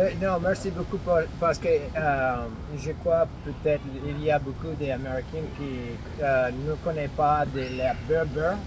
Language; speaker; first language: French; non-native, learner; English